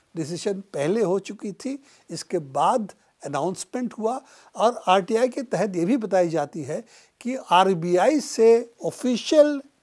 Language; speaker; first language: Hindi; non-native, local second language; Bangla